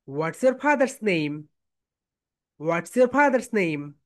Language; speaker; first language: English; non-native, local second language; Bangla